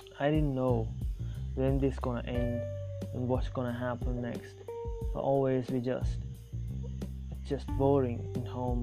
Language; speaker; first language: English; non-native, local second language; Tamil